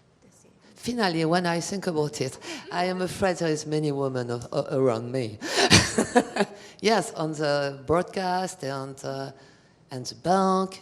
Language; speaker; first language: English; non-native, learner; French